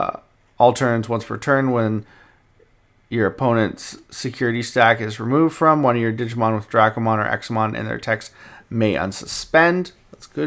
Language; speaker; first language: English; native; English